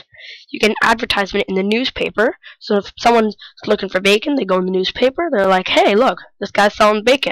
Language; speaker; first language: English; native; English